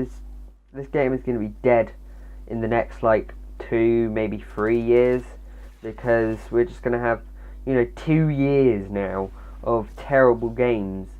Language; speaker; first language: English; native; English